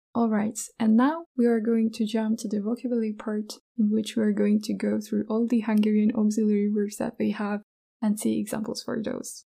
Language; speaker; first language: English; non-native, fluent; Hungarian